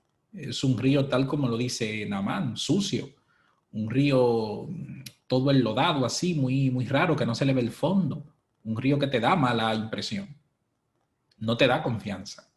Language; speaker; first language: Spanish; native; Spanish